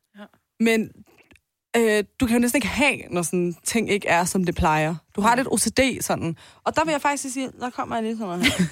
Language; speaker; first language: Danish; early bilingual, other home language; Turkish